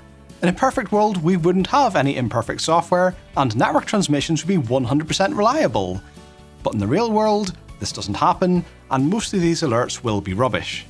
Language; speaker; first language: English; native; English